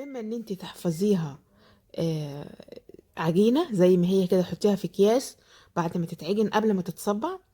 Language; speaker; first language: Arabic; native; Arabic